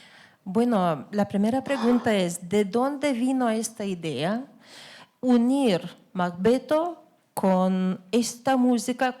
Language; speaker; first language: Spanish; non-native, fluent; Lithuanian